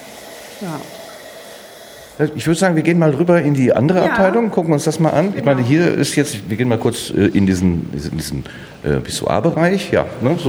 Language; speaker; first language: German; native; German